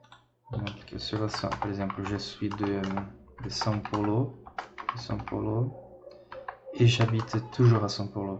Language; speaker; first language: French; non-native, fluent; Portuguese